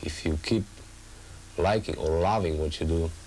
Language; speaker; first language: English; non-native, fluent; Slovak